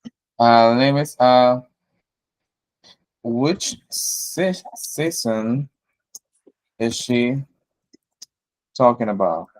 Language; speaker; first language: English; non-native, fluent; Spanish